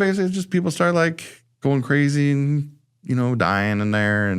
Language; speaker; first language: English; native; English